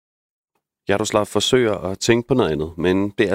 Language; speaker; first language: Danish; native; Danish